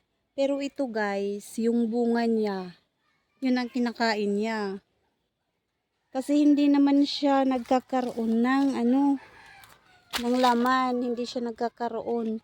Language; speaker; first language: Filipino; native; Filipino